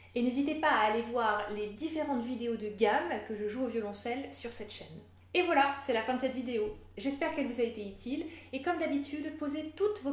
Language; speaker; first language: French; native; French